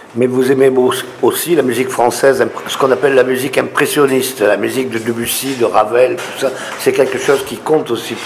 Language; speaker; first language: French; native; French